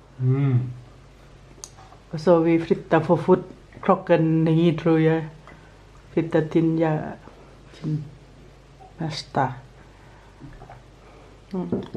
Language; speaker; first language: Swedish; non-native, learner; Thai